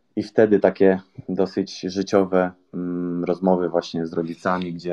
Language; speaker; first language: Polish; native; Polish